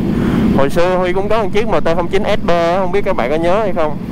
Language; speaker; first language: Vietnamese; native; Vietnamese